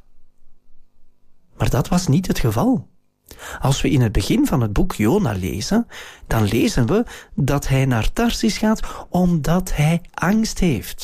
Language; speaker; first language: Dutch; native; Dutch